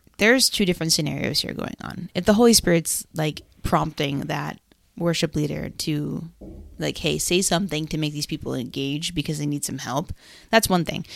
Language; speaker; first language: English; native; English